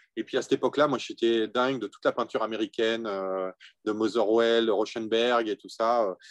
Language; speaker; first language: French; native; French